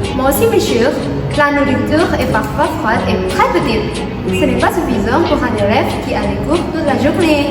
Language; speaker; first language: French; non-native, learner; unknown